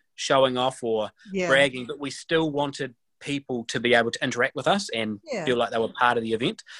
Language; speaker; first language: English; native; English